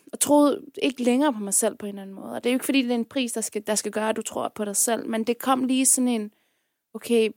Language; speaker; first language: Danish; early bilingual, other home language; Persian